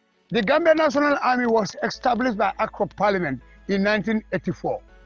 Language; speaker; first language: English; non-native, local second language; Mandingo